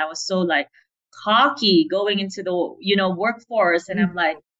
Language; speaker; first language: English; non-native, local second language; Filipino